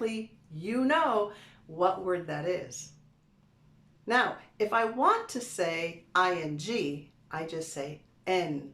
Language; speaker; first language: English; native; English